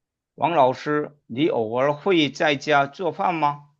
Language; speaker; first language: Chinese; non-native, fluent; Korean